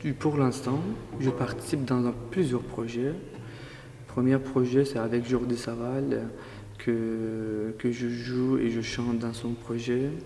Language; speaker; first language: French; non-native, fluent; Kurdish